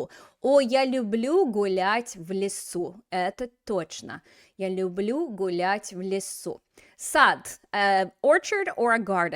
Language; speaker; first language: Russian; non-native, fluent; English